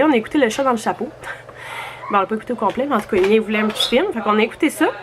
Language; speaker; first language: French; native; French